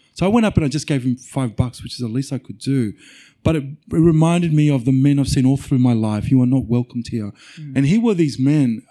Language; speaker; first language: English; native; English